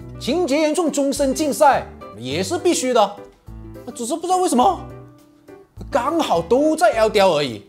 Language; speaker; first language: Chinese; native; Chinese